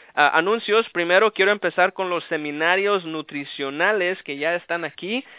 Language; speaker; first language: Spanish; early bilingual, heritage; Spanish